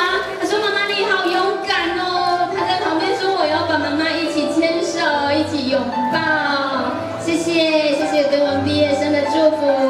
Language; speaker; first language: Chinese; native; Chinese